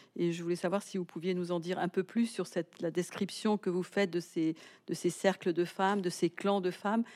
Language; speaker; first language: French; native; French